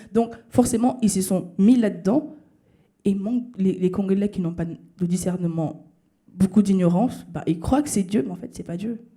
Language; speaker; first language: French; early bilingual, other home language; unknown